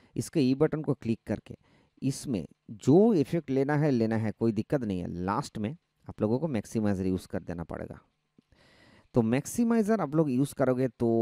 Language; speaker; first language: Hindi; non-native, local second language; Bangla